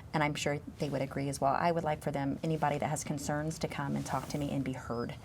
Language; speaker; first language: English; native; English